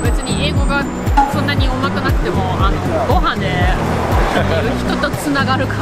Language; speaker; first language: Japanese; non-native, fluent; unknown